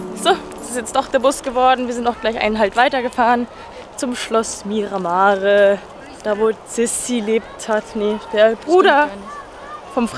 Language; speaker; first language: German; native; German